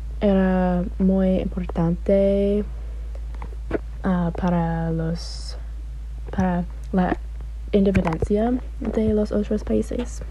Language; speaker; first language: Spanish; non-native, learner; English